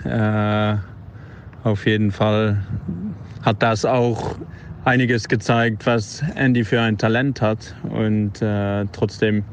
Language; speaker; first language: German; non-native, local second language; Luxembourgish